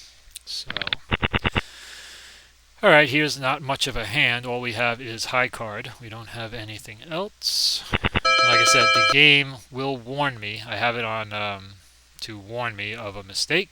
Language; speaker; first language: English; native; English